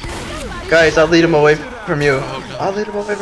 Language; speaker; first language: English; native; English